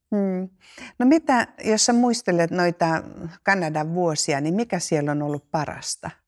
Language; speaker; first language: Finnish; native; Finnish